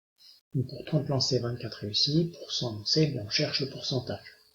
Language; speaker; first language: French; native; French